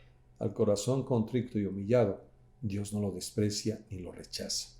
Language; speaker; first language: Spanish; native; Spanish